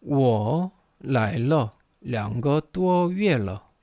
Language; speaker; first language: Chinese; non-native, fluent; Korean